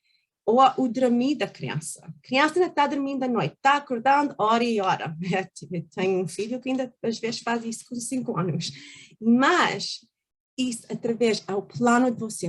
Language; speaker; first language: Portuguese; early bilingual, heritage; Portuguese